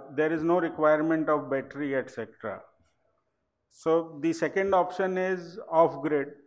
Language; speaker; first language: English; non-native, local second language; Hindi